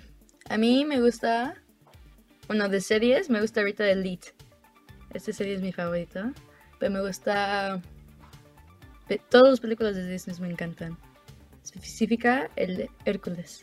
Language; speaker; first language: Spanish; early bilingual, heritage; Spanish